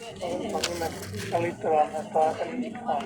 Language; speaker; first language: Greek; non-native, learner; Swedish